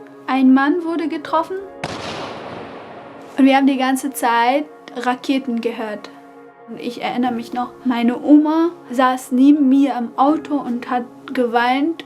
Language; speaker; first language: German; non-native, fluent; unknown